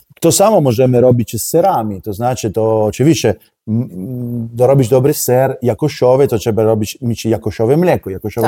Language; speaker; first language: Polish; non-native, learner; Italian